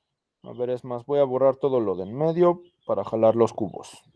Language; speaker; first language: Spanish; native; Spanish